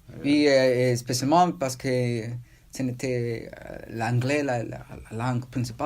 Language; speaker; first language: French; non-native, learner; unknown